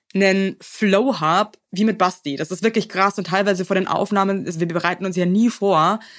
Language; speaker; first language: German; native; German